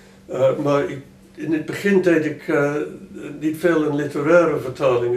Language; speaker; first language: Dutch; non-native, fluent; English